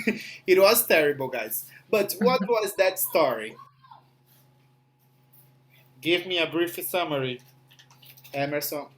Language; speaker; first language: English; non-native, fluent; Portuguese